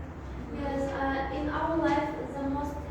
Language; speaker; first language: English; non-native, fluent; Uzbek